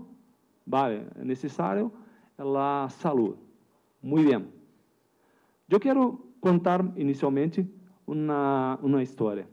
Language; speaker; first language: Spanish; non-native, learner; Portuguese